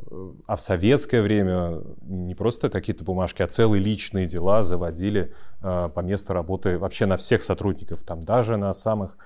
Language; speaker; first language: Russian; native; Russian